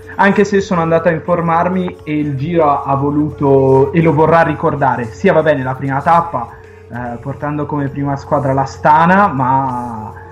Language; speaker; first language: Italian; native; Italian